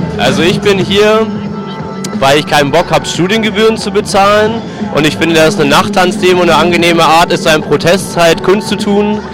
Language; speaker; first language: German; native; German